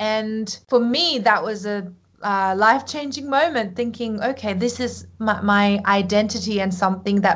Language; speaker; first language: English; early bilingual, other home language; Korean